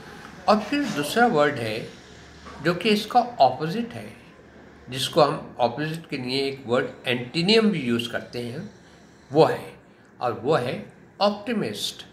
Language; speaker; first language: Hindi; native; Hindi